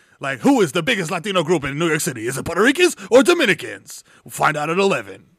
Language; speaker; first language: English; early bilingual, other home language; Spanish